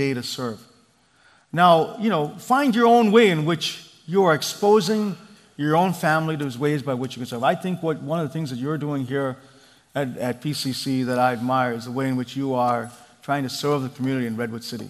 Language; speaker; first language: English; non-native, local second language; Malayalam